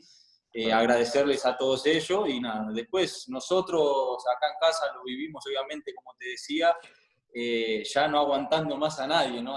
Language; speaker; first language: Spanish; native; Spanish